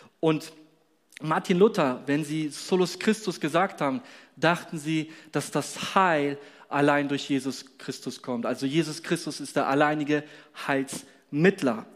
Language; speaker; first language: German; non-native, fluent; Polish